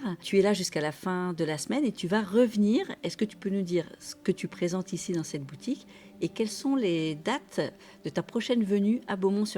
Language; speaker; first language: French; native; French